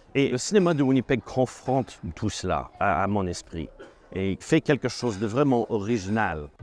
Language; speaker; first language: French; native; French